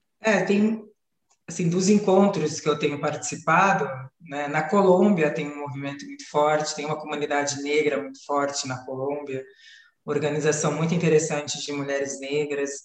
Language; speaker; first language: Portuguese; native; Portuguese